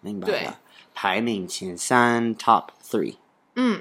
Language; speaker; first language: Chinese; non-native, learner; English